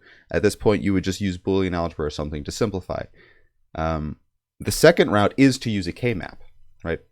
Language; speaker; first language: English; native; English